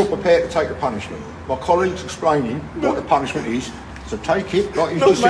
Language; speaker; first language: English; native; English